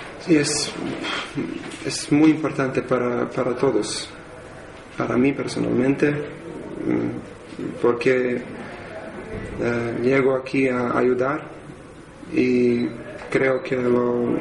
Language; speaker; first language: Spanish; non-native, learner; Serbian